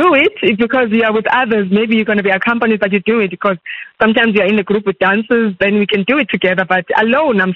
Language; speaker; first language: English; non-native, local second language; Xhosa